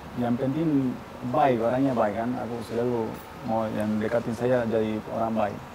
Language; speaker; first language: Indonesian; non-native, fluent; Spanish